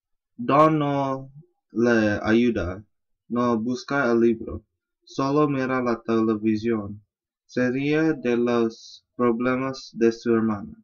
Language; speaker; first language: Spanish; non-native, learner; English